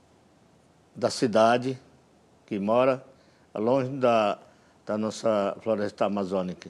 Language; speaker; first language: Portuguese; non-native, local second language; Yanomámi